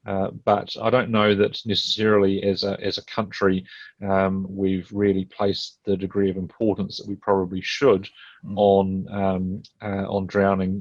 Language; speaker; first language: English; native; English